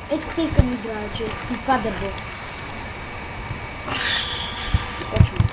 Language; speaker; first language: Bulgarian; native; Bulgarian